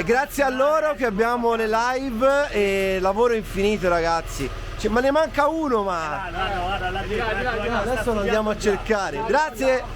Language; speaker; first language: Italian; native; Italian